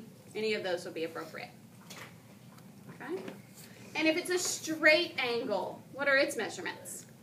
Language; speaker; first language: English; native; English